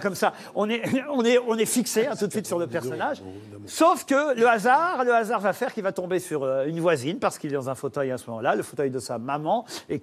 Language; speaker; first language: French; native; French